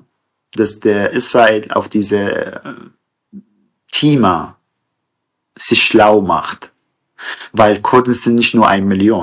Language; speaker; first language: German; non-native, learner; Kurdish